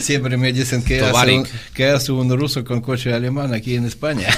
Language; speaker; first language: Spanish; non-native, learner; Russian